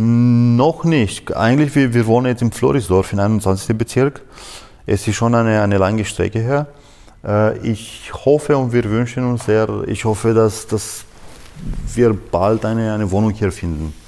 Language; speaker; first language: German; non-native, fluent; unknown